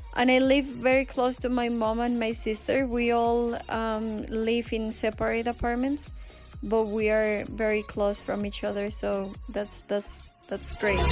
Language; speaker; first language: English; non-native, fluent; Spanish